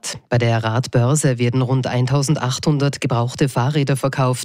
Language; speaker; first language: German; native; German